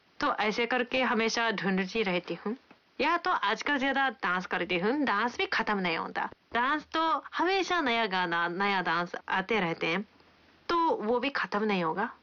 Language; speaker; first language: Hindi; non-native, fluent; Japanese